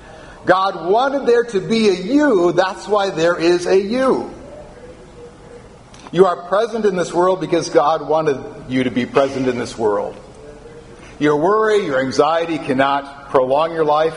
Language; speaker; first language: English; native; English